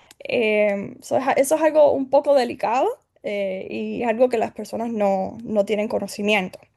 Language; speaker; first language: Spanish; early bilingual, heritage; Spanish